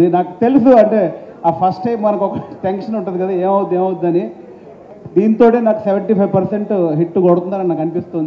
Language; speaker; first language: Telugu; native; Telugu